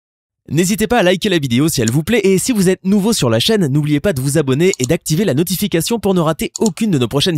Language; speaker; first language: French; native; French